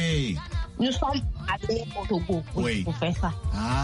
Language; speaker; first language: French; non-native, learner; Akan